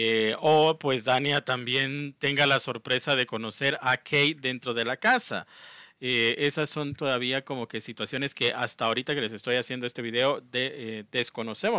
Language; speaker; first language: Spanish; native; Spanish